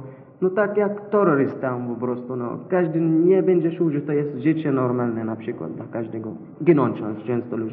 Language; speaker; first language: Polish; non-native, learner; Arabic